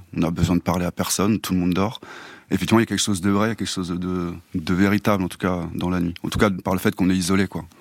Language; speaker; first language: French; native; French